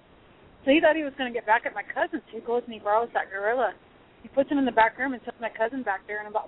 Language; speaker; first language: English; early bilingual, other home language; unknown